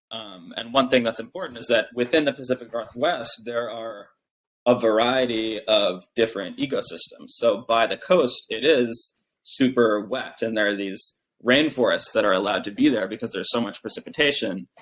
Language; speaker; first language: English; native; English